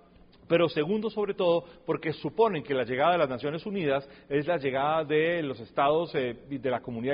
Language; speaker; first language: Spanish; native; Spanish